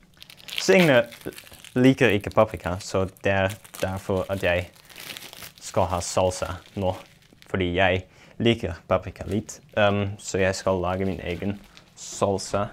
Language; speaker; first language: Norwegian; non-native, learner; Dutch